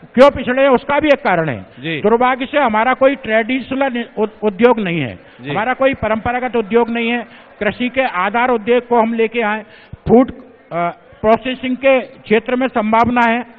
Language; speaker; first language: Hindi; native; Hindi